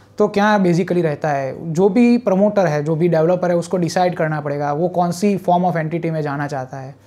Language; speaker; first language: Hindi; non-native, local second language; Gujarati